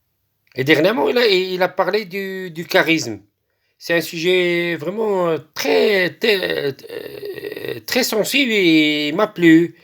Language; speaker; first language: French; non-native, local second language; Arabic